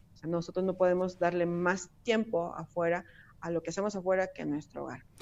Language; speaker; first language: Spanish; native; Spanish